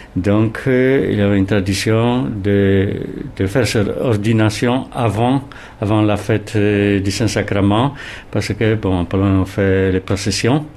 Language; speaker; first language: French; non-native, fluent; Polish